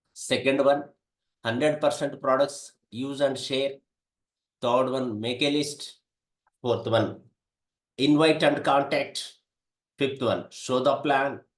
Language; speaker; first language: English; non-native, local second language; Telugu